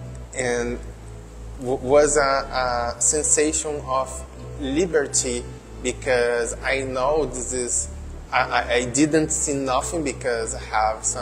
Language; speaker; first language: English; non-native, learner; Portuguese